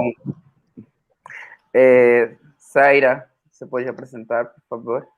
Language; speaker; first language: Portuguese; non-native, fluent; Spanish